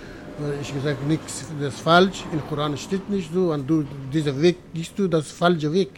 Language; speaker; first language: German; non-native, learner; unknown